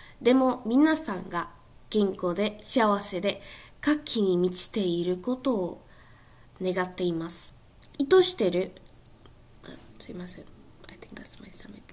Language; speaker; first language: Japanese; non-native, learner; English